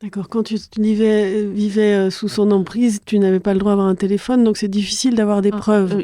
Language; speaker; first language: French; native; French